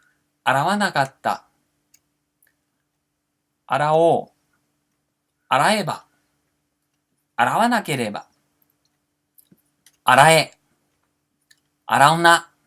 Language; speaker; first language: Japanese; non-native, fluent; Portuguese